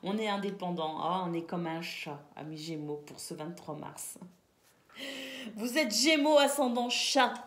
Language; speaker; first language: French; native; French